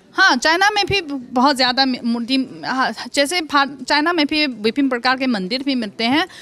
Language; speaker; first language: Hindi; non-native, fluent; Chinese